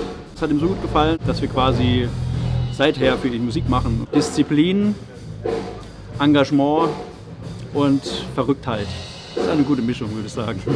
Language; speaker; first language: German; native; German